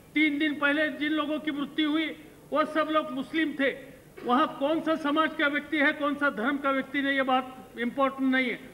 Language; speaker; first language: Hindi; non-native, local second language; Marathi